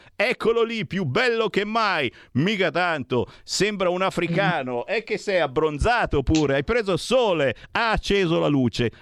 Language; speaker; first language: Italian; native; Italian